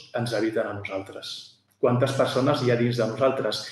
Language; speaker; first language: Catalan; native; Catalan